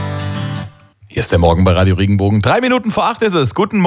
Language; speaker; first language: German; native; German